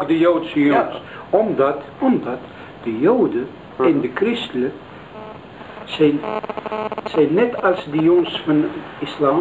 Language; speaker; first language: Dutch; non-native, learner; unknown